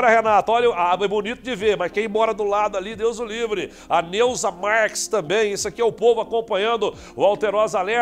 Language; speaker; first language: Portuguese; native; Portuguese